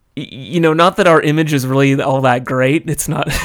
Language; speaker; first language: English; native; English